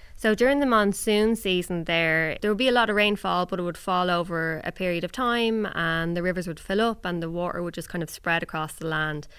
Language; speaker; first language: English; native; English